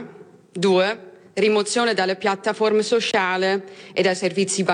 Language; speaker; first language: Italian; non-native, fluent; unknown